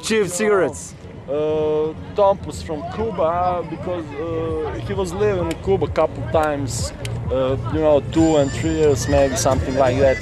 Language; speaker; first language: English; non-native, learner; Serbian